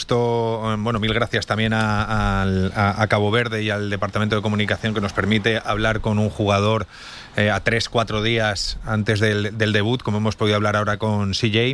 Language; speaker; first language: Spanish; native; Spanish